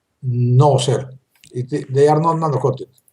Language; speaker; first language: English; non-native, learner; Spanish